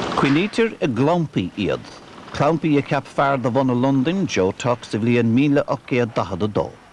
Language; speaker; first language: Irish; native; Irish